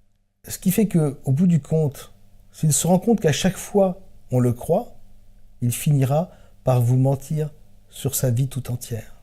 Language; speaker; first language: French; native; French